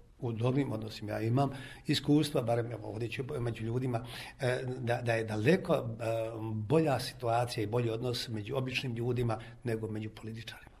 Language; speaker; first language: Croatian; native; Croatian